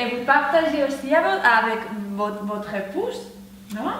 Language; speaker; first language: French; non-native, learner; Spanish